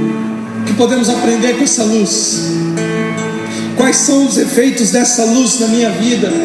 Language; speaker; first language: Portuguese; native; Portuguese